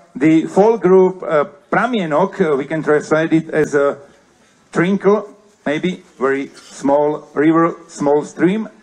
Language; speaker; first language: English; non-native, fluent; Slovak